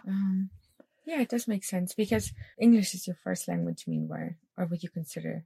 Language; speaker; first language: English; non-native, fluent; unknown